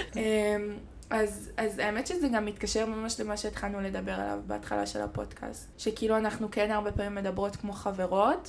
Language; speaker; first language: Hebrew; native; Hebrew